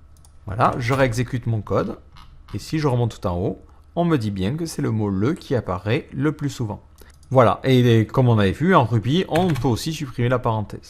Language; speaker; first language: French; native; French